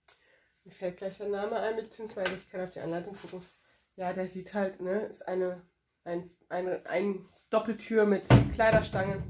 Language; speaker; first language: German; native; German